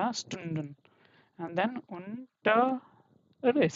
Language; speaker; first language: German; non-native, fluent; Hindi